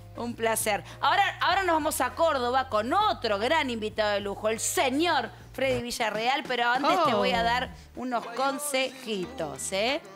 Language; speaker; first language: Spanish; native; Spanish